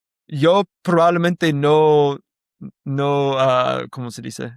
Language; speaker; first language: Spanish; non-native, learner; English